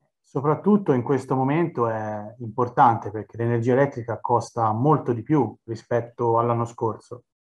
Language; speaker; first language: Italian; native; Italian